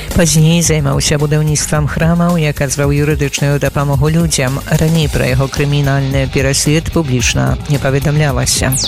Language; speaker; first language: Belarusian; native; Belarusian